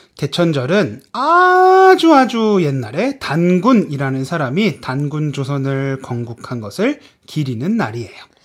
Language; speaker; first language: Korean; native; Korean